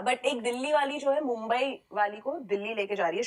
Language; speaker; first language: Hindi; native; Hindi